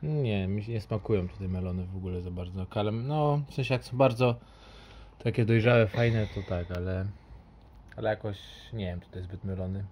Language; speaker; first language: Polish; native; Polish